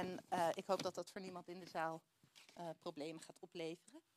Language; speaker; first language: Dutch; native; Dutch